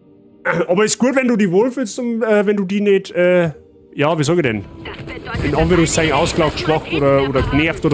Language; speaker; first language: German; native; German